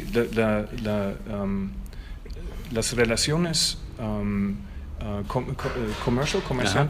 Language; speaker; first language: Spanish; non-native, learner; German